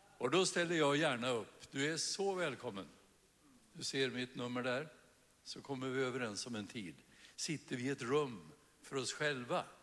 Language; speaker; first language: Swedish; native; Swedish